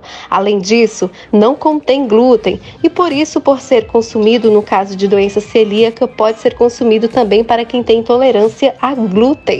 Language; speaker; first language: Portuguese; native; Portuguese